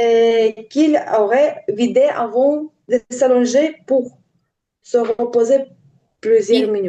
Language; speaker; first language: French; non-native, learner; Ukrainian